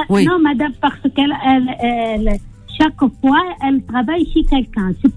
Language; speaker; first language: French; non-native, learner; Arabic